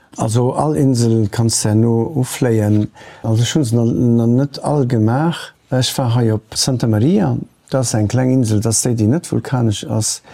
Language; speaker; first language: Luxembourgish; early bilingual, other home language; Portuguese